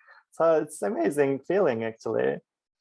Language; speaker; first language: English; non-native, fluent; Turkish